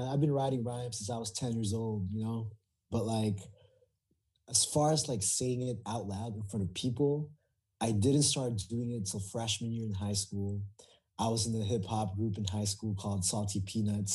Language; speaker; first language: English; early bilingual, other home language; Filipino